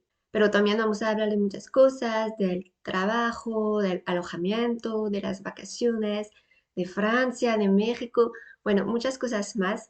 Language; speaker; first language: Spanish; non-native, fluent; French